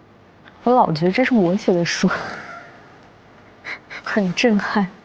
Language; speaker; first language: Chinese; native; Chinese